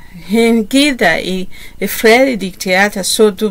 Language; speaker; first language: Danish; non-native, learner; Kinyarwanda